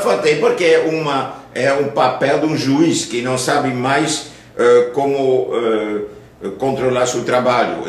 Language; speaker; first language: Portuguese; non-native, fluent; Dutch